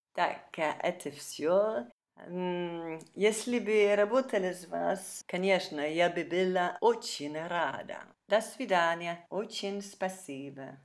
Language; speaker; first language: Russian; non-native, learner; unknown